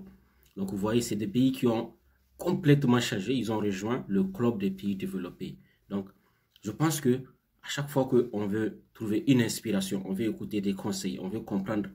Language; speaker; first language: French; non-native, local second language; Hausa